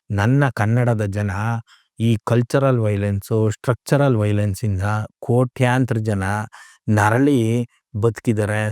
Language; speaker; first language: Kannada; native; Kannada